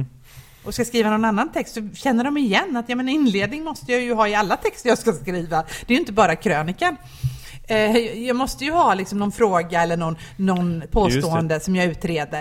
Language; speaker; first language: Swedish; native; Swedish